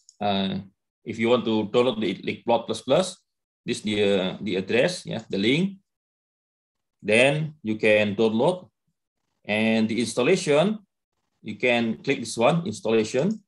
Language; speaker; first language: English; non-native, learner; Indonesian